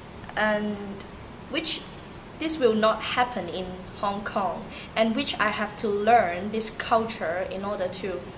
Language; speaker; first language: English; early bilingual, other home language; Turkish